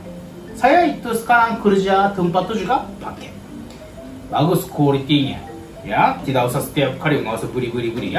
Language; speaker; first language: Indonesian; non-native, learner; Japanese